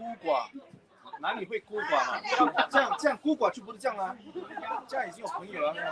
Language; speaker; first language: Chinese; early bilingual, heritage; Chinese